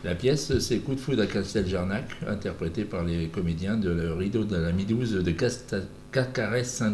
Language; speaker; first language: French; native; French